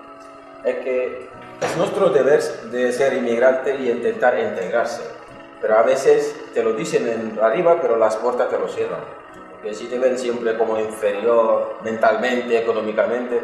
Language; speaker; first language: Spanish; non-native, fluent; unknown